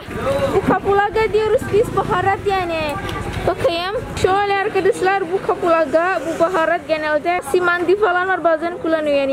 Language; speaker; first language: Turkish; non-native, learner; Javanese